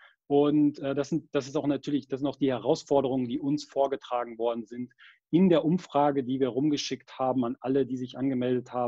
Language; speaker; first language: German; native; German